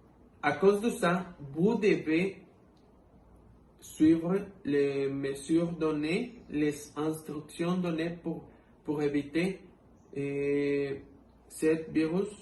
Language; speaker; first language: French; non-native, fluent; Spanish